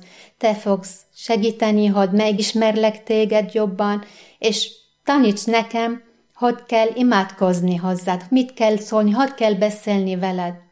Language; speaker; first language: Hungarian; non-native, fluent; Arabic